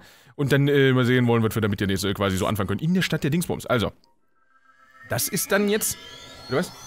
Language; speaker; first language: German; native; German